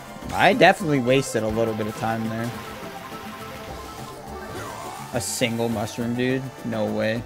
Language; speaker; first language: English; native; English